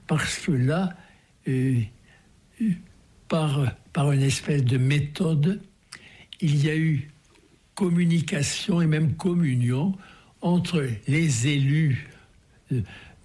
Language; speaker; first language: French; native; French